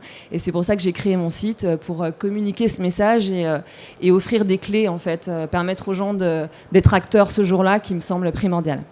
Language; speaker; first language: French; native; French